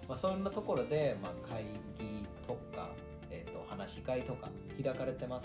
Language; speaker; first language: Japanese; non-native, fluent; Bangla